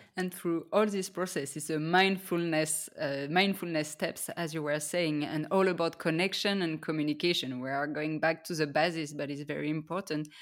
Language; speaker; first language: English; non-native, fluent; French